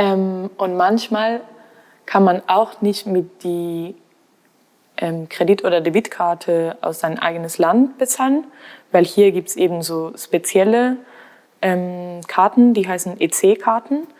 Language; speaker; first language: German; non-native, fluent; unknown